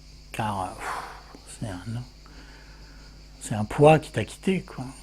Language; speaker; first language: French; native; French